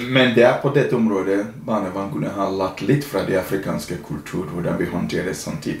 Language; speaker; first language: Norwegian; non-native, fluent; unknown